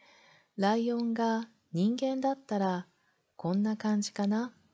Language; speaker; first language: Japanese; non-native, learner; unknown